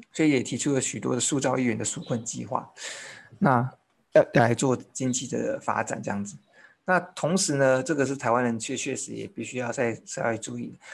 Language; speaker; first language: Chinese; native; Chinese